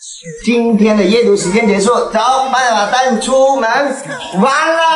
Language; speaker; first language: Chinese; native; Chinese